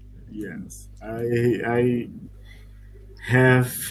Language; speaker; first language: English; non-native, learner; Portuguese